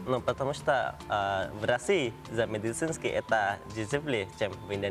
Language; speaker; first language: Russian; non-native, learner; Indonesian